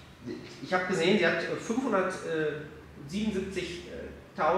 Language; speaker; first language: German; native; German